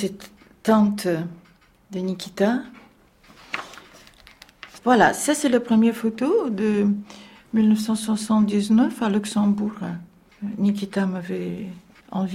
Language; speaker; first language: French; non-native, fluent; Russian